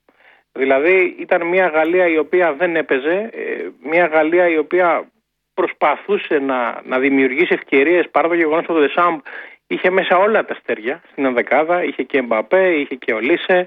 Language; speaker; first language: Greek; native; Greek